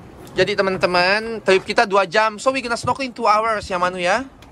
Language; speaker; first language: English; non-native, learner; Indonesian